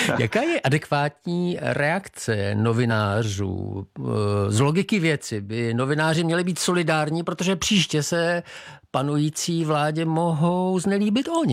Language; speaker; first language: Czech; native; Czech